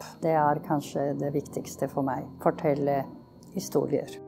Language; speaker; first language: Norwegian; early bilingual, heritage; Norwegian